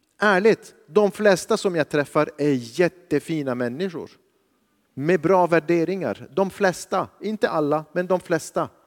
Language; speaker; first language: Swedish; non-native, fluent; Arabic